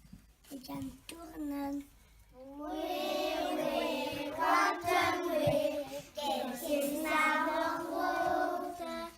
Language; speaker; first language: Dutch; non-native, learner; French